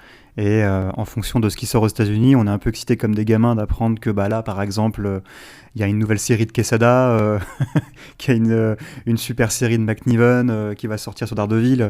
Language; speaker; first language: French; native; French